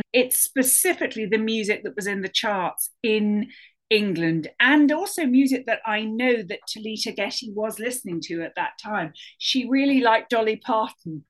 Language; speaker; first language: English; native; English